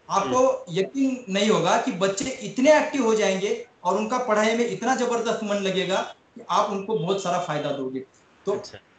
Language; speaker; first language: Hindi; non-native, local second language; Marathi